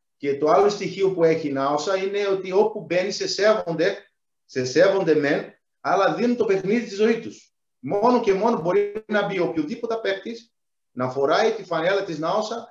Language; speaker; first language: Greek; non-native, fluent; Portuguese